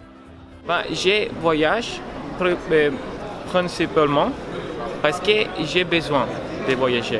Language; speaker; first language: French; non-native, learner; Italian